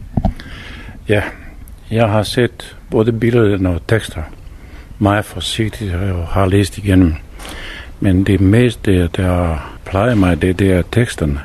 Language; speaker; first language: Danish; non-native, fluent; Bosnian